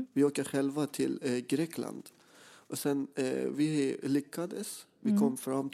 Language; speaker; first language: Swedish; non-native, fluent; Persian